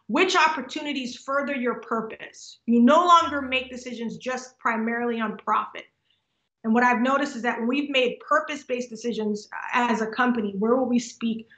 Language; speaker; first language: English; native; English